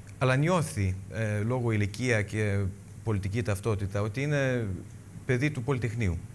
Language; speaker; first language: Greek; early bilingual, heritage; Greek